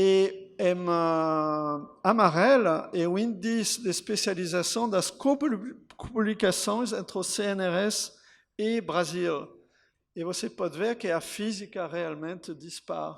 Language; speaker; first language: Portuguese; non-native, fluent; French